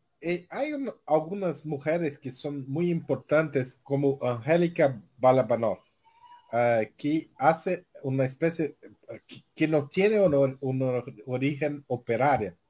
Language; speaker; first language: Spanish; non-native, learner; Portuguese